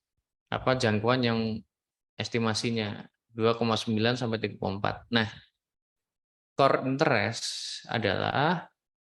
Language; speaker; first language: Indonesian; native; Indonesian